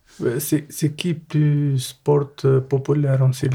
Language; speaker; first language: French; non-native, learner; Albanian